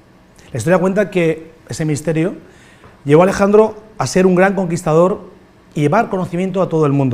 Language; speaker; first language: Spanish; native; Spanish